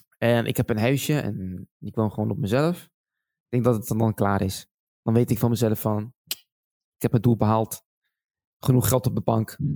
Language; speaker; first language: Dutch; native; Dutch